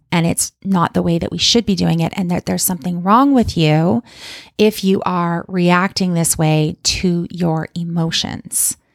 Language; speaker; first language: English; native; English